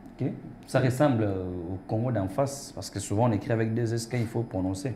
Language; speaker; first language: French; non-native, local second language; Lingala